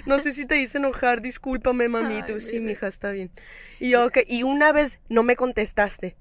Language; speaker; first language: Spanish; early bilingual, heritage; Spanish